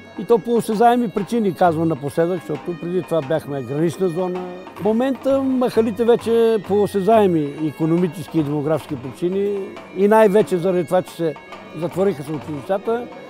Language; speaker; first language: Bulgarian; native; Bulgarian